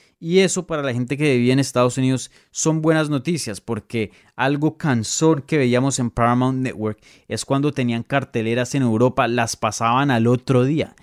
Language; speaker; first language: Spanish; native; Spanish